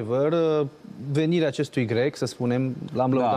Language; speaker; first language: Romanian; native; Romanian